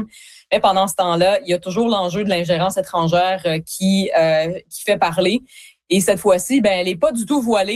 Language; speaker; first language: French; native; French